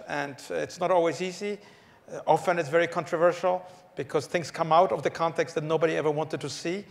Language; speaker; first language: English; early bilingual, other home language; Polish